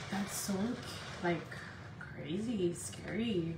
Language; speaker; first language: English; early bilingual, other home language; Spanish